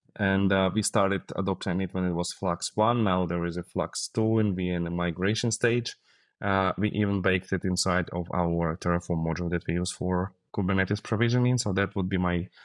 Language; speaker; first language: English; non-native, fluent; Russian